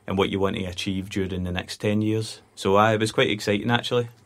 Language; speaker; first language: English; native; English